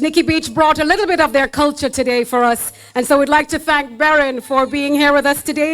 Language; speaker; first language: English; native; English